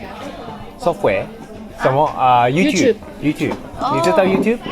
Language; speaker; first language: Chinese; non-native, learner; English